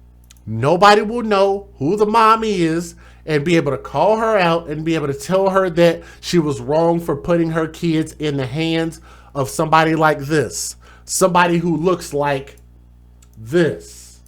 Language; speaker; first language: English; native; English